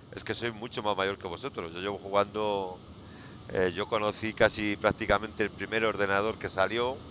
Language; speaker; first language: Spanish; native; Spanish